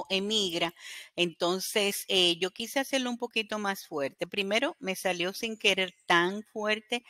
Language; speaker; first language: Spanish; native; Spanish